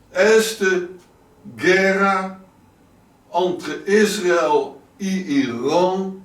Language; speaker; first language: Portuguese; non-native, learner; Dutch